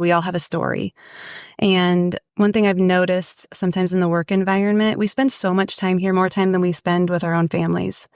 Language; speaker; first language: English; native; English